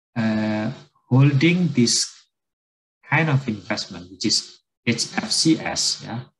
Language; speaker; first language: English; non-native, fluent; Indonesian